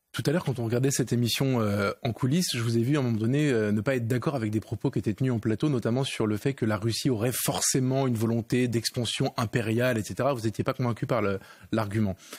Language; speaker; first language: French; native; French